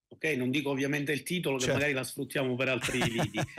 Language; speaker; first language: Italian; native; Italian